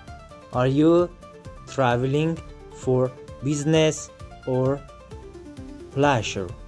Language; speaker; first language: English; non-native, fluent; Persian